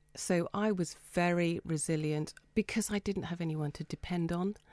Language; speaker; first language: English; native; English